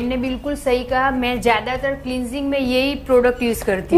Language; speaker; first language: Hindi; native; Hindi